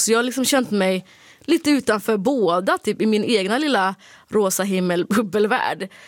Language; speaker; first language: Swedish; early bilingual, other home language; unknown